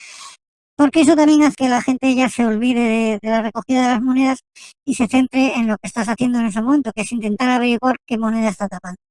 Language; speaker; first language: Spanish; native; Spanish